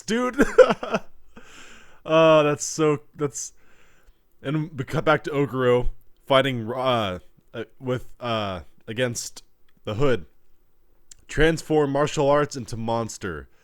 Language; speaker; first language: English; native; English